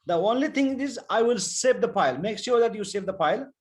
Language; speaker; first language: English; non-native, local second language; Nepali